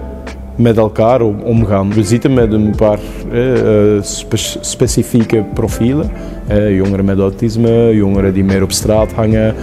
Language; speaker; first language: Dutch; native; Dutch